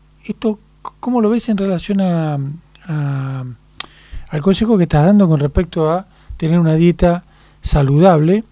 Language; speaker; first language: Spanish; native; Spanish